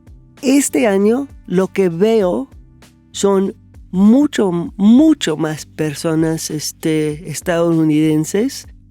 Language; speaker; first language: Spanish; non-native, fluent; English